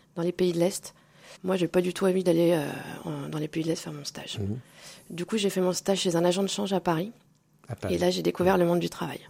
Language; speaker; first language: French; native; French